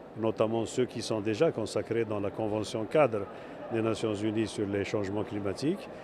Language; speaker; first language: French; non-native, local second language; Arabic